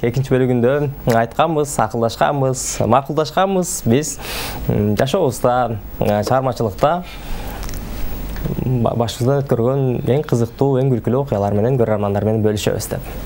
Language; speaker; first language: Kyrgyz; native; Kyrgyz